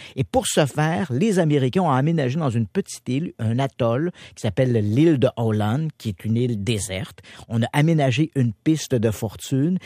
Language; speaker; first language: French; native; French